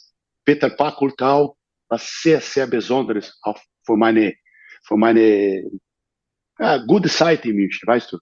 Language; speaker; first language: German; non-native, learner; Portuguese